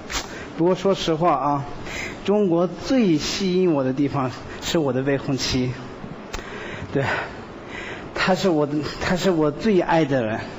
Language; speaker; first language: Chinese; non-native, fluent; Persian